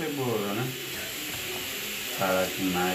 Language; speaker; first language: Portuguese; non-native, learner; Haitian Creole